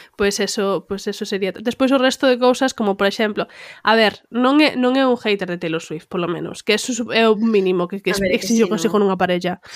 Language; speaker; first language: Galician; non-native, local second language; Spanish